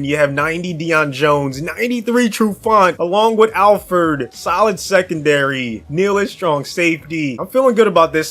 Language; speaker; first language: English; native; English